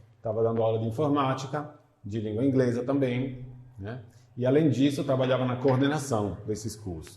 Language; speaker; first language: Portuguese; non-native, fluent; Italian